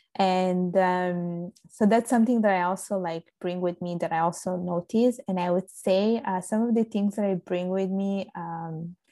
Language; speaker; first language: English; non-native, fluent; Italian